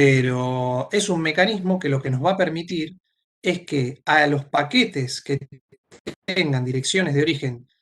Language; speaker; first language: Spanish; native; Spanish